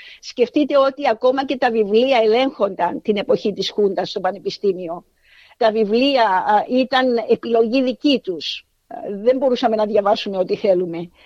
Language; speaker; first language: Greek; native; Greek